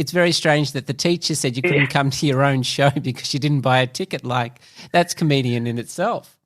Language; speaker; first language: English; native; English